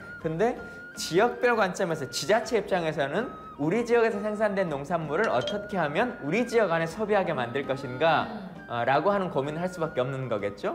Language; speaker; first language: Korean; native; Korean